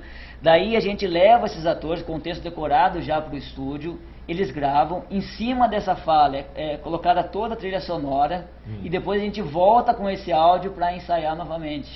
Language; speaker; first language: Portuguese; native; Portuguese